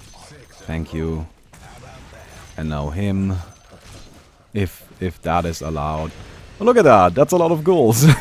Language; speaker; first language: English; non-native, fluent; German